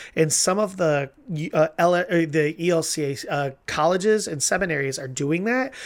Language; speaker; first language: English; native; English